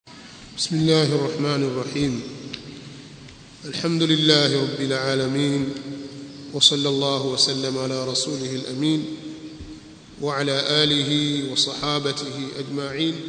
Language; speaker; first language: Arabic; non-native, fluent; Swahili